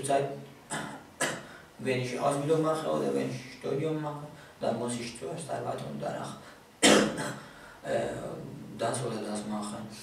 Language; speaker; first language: German; non-native, fluent; Arabic